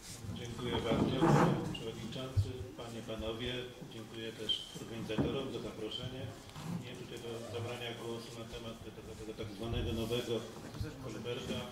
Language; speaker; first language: Polish; native; Polish